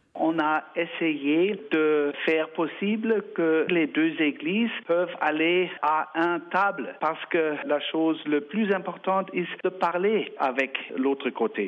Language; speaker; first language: French; non-native, learner; German